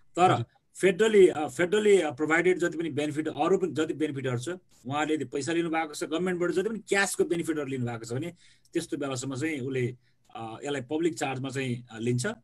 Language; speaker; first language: Nepali; native; Nepali